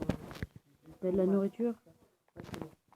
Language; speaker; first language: French; native; French